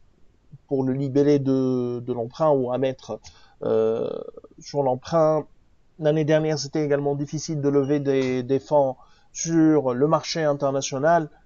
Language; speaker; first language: French; non-native, local second language; Arabic